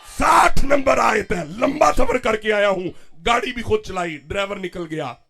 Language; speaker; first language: Urdu; non-native, local second language; Punjabi